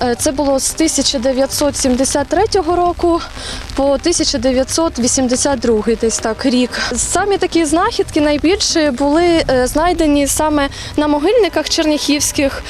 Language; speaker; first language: Ukrainian; native; Ukrainian